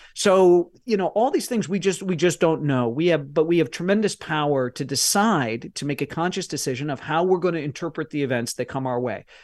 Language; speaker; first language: English; native; English